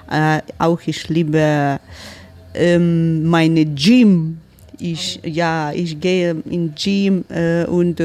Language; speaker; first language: German; non-native, learner; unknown